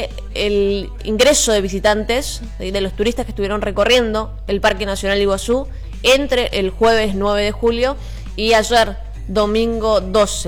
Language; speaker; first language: Spanish; native; Spanish